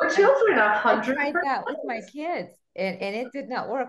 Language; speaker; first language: English; early bilingual, other home language; Armenian